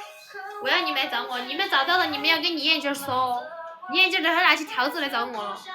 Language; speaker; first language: Chinese; native; Chinese